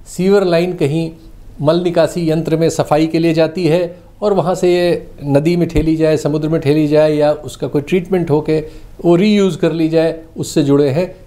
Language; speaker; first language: Hindi; native; Hindi